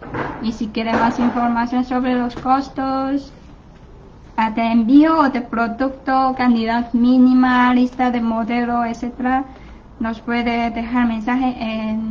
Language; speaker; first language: Spanish; non-native, learner; Chinese